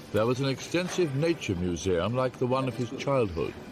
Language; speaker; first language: English; native; English